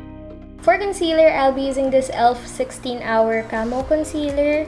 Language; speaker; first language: English; non-native, local second language; Filipino